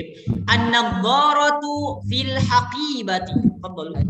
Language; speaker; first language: Arabic; non-native, fluent; Indonesian